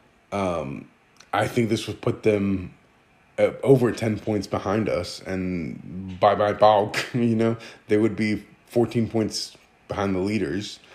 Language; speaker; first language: English; early bilingual, other home language; Greek